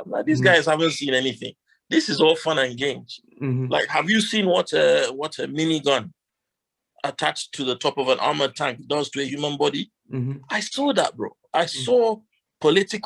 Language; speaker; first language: English; non-native, local second language; Hausa